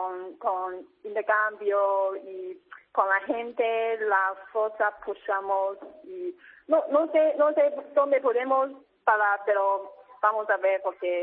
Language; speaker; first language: Spanish; non-native, learner; Cantonese